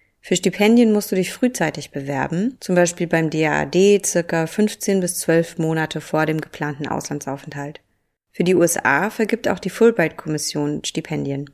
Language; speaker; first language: German; native; German